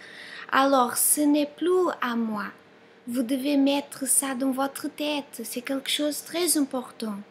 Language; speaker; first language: French; non-native, fluent; Portuguese